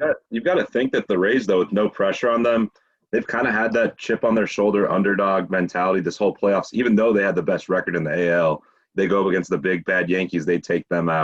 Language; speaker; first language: English; native; English